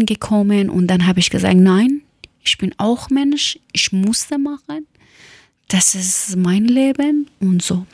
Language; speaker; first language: German; non-native, fluent; Persian